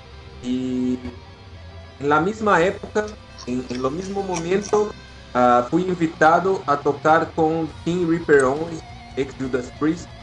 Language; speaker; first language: Spanish; non-native, learner; Portuguese